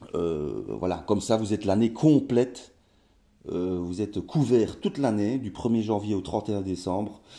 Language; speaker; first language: French; native; French